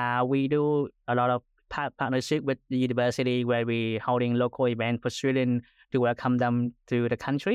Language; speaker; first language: English; non-native, fluent; Vietnamese